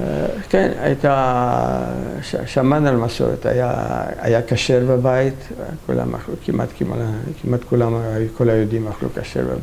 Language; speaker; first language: Hebrew; non-native, fluent; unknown